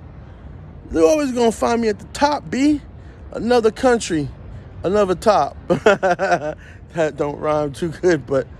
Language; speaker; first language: English; native; English